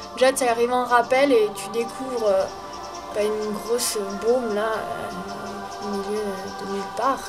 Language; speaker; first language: French; native; French